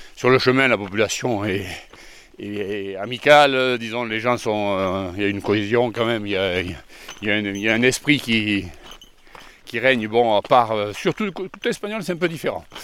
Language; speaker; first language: French; native; French